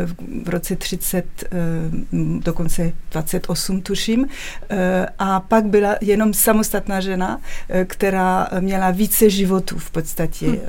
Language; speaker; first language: Czech; non-native, fluent; French